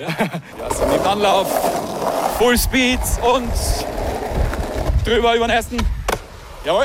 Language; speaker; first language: German; native; German